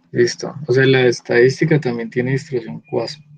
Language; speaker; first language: Spanish; native; Spanish